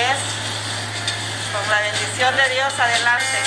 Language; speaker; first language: Spanish; native; Spanish